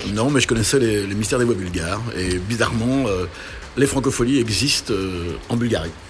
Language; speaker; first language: French; non-native, local second language; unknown